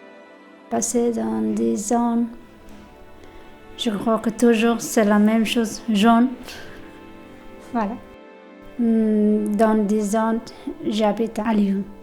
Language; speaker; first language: French; non-native, learner; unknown